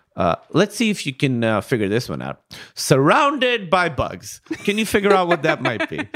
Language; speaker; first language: English; non-native, local second language; Urdu